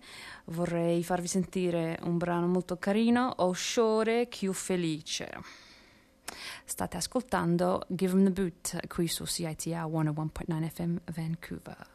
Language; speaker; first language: Italian; non-native, fluent; English